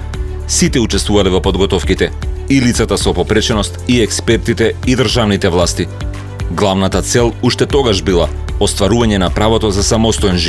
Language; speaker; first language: Macedonian; native; Macedonian